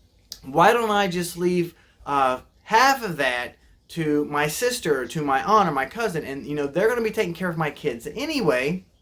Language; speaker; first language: English; native; English